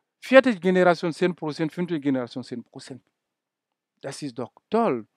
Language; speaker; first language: German; non-native, fluent; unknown